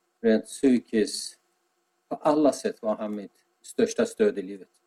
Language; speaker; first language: Swedish; non-native, fluent; Azerbaijani